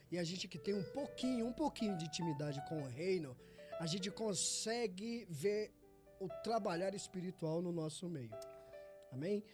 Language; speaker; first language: Portuguese; native; Portuguese